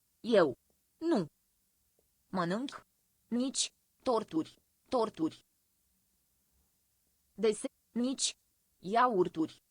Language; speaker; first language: Romanian; non-native, learner; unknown